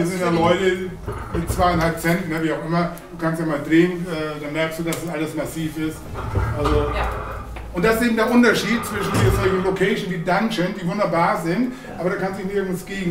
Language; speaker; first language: German; native; German